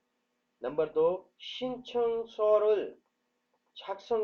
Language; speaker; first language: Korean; non-native, fluent; Urdu